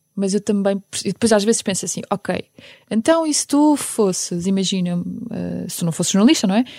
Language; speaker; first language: Portuguese; early bilingual, other home language; Ukrainian